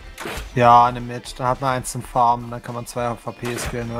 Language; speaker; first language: German; native; German